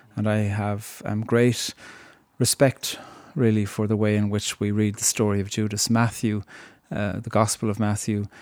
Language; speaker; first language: English; native; English